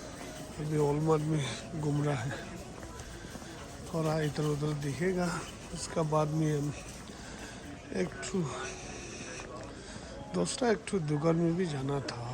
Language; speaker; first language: Hindi; non-native, local second language; Tibetan